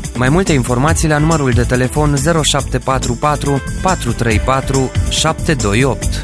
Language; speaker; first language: Romanian; native; Romanian